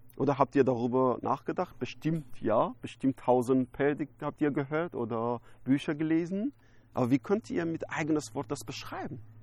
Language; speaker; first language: German; non-native, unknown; Persian